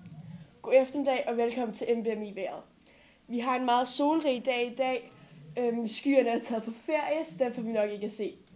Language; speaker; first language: Danish; native; Danish